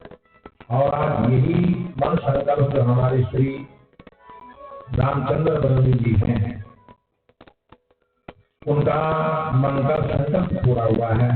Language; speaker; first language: Hindi; native; Hindi